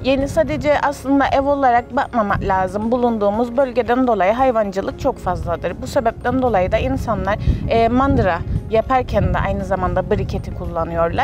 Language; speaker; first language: Turkish; native; Turkish